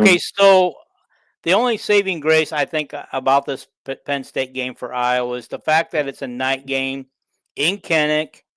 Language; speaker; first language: English; native; English